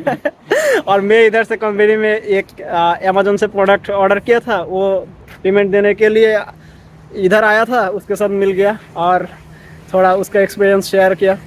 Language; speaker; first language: Hindi; non-native, fluent; Bangla